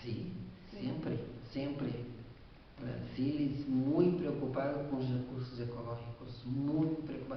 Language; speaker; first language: Spanish; non-native, fluent; Portuguese